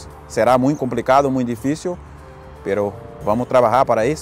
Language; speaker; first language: Spanish; non-native, fluent; Portuguese